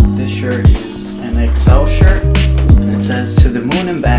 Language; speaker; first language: English; early bilingual, other home language; Spanish